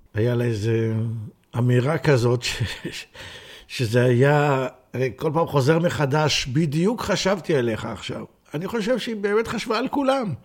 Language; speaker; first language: Hebrew; native; Hebrew